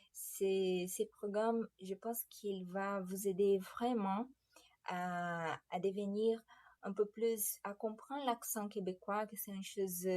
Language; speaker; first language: French; non-native, fluent; Portuguese